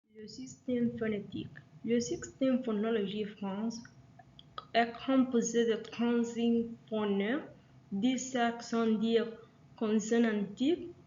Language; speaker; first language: French; non-native, learner; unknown